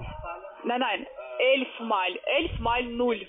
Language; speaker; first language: German; non-native, learner; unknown